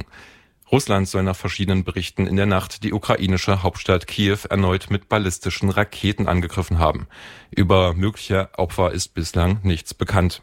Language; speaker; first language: German; native; German